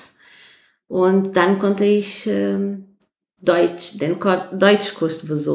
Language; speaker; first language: German; non-native, fluent; Portuguese